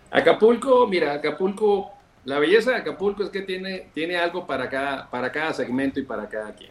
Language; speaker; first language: Spanish; native; Spanish